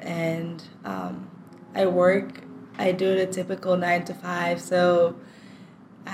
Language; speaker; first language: English; non-native, fluent; French